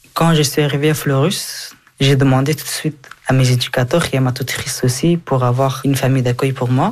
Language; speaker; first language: French; early bilingual, other home language; Persian